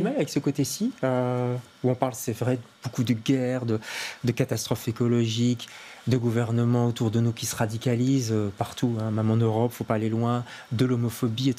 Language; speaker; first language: French; native; French